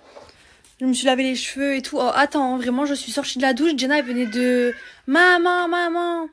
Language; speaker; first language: French; native; French